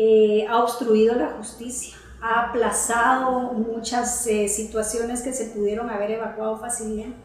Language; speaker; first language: Spanish; native; Spanish